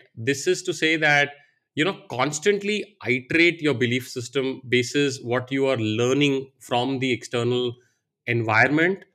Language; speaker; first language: English; non-native, local second language; Hindi